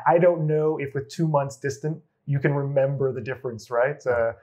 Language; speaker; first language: English; native; English